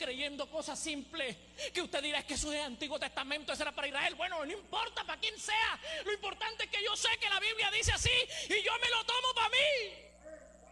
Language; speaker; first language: Spanish; native; Spanish